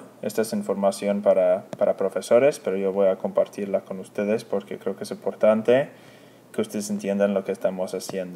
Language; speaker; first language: Spanish; non-native, fluent; English